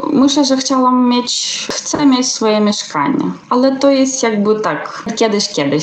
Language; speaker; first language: Polish; non-native, fluent; Ukrainian